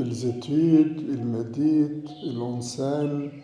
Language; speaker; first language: French; non-native, learner; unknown